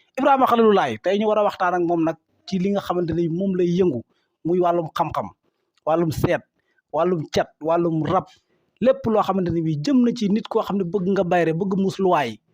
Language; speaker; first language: Wolof; native; Wolof